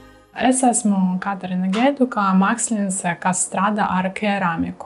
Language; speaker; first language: Latvian; non-native, learner; Russian